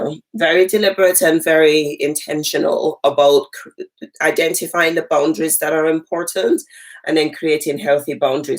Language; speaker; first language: English; native; English